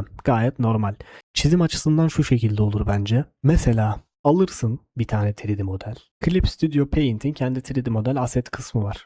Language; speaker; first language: Turkish; native; Turkish